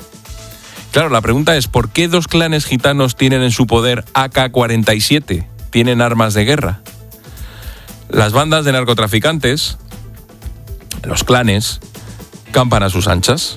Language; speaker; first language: Spanish; native; Spanish